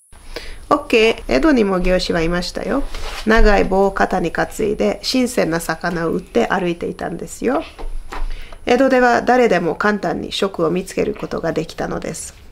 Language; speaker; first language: Japanese; non-native, fluent; Hungarian